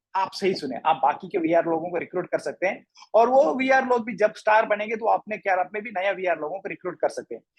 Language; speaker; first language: Hindi; non-native, local second language; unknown